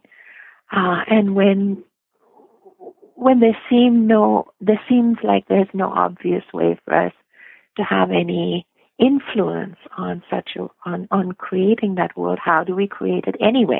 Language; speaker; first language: English; non-native, local second language; Gujarati